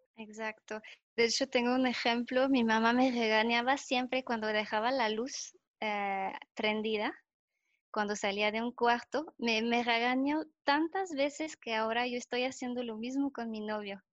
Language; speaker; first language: Spanish; non-native, fluent; French